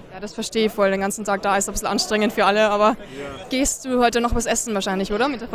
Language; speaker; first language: German; native; German